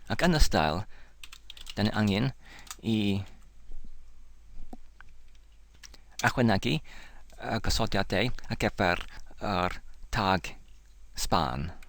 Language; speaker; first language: Welsh; non-native, learner; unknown